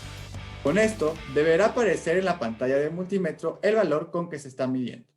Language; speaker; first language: Spanish; native; Spanish